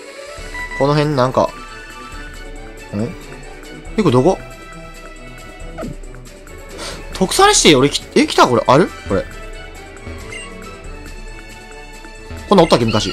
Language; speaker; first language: Japanese; native; Japanese